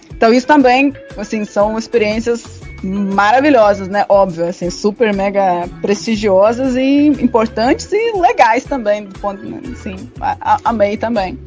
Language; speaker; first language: Portuguese; non-native, fluent; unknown